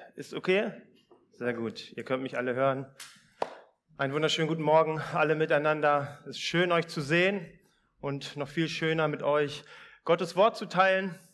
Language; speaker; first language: German; early bilingual, other home language; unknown